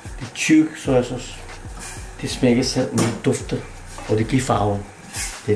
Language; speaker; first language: Danish; non-native, fluent; Chinese